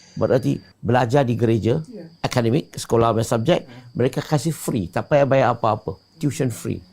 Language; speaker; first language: Malay; non-native, local second language; Chinese